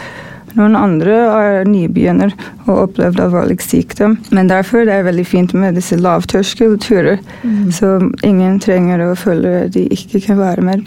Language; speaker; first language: Norwegian; non-native, fluent; English